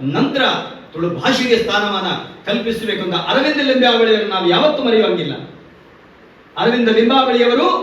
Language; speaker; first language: Kannada; non-native, local second language; Tulu